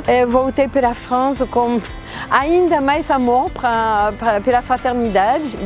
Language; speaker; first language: Portuguese; non-native, fluent; French